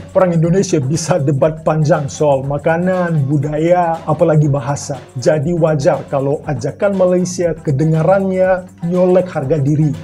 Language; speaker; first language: Malay; non-native, fluent; Russian